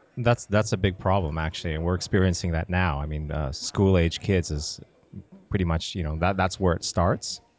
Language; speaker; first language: English; native; English